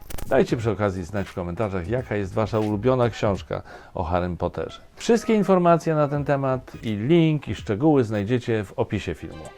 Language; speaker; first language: Polish; native; Polish